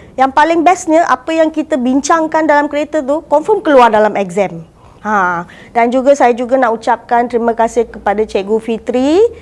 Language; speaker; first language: Malay; non-native, local second language; Tamil